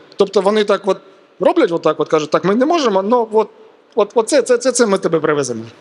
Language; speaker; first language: Ukrainian; non-native, local second language; Russian